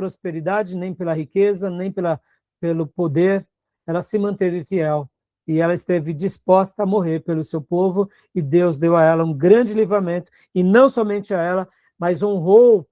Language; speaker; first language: Portuguese; native; Portuguese